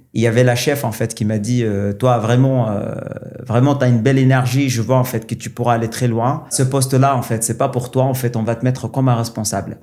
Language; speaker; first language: French; non-native, local second language; Arabic